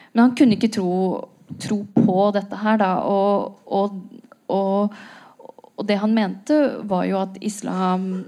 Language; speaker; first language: Norwegian; native; Norwegian